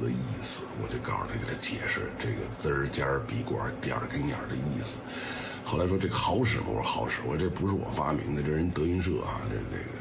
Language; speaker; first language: Chinese; native; Chinese